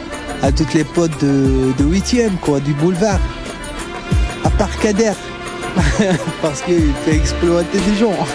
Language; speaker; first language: French; non-native, local second language; Arabic